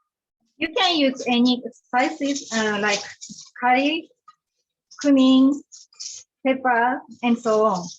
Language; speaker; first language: English; non-native, learner; Japanese